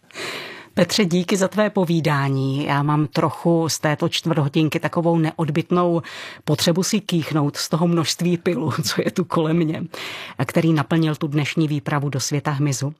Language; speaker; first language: Czech; native; Czech